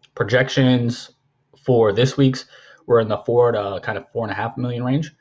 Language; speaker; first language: English; native; English